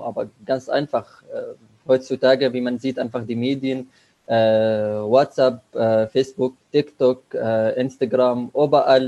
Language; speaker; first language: German; non-native, learner; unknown